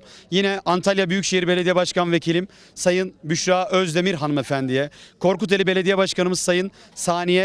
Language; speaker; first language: Turkish; native; Turkish